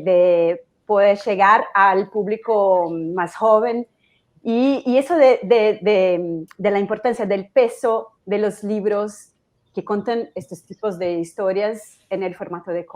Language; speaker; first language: Spanish; non-native, fluent; Portuguese